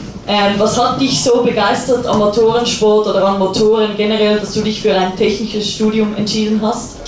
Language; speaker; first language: German; native; German